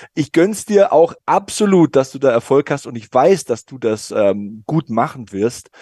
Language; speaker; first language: German; native; German